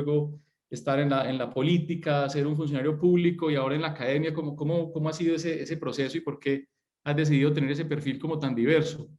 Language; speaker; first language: Spanish; native; Spanish